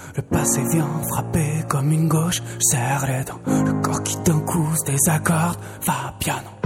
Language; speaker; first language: French; native; French